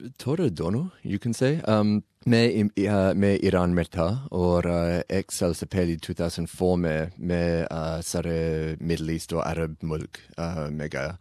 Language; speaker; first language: Urdu; non-native, learner; English